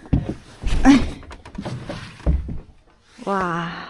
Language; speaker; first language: Chinese; native; Chinese